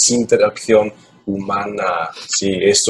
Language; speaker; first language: Spanish; non-native, learner; German